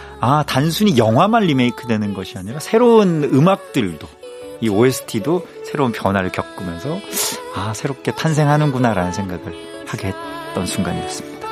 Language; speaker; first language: Korean; native; Korean